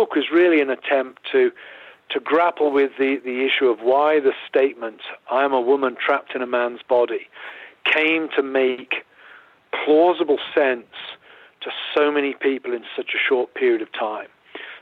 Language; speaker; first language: English; native; English